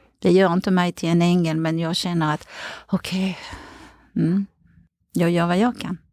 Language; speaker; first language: Swedish; non-native, fluent; French